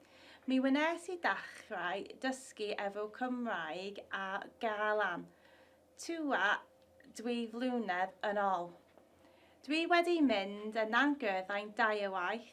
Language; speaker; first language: Welsh; non-native, learner; English